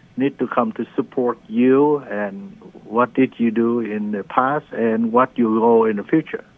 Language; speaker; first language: English; non-native, learner; Vietnamese